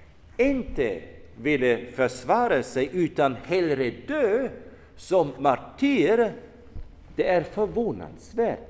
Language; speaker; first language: Swedish; non-native, fluent; German